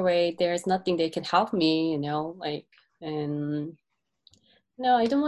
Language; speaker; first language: English; non-native, learner; Korean